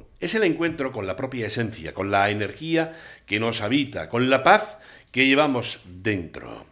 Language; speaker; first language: Spanish; native; Spanish